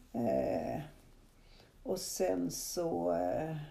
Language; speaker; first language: Swedish; non-native, fluent; Norwegian